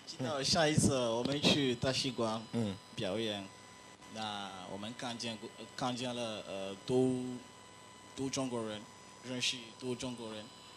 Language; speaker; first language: Chinese; non-native, learner; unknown